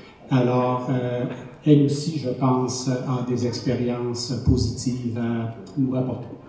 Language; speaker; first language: French; native; French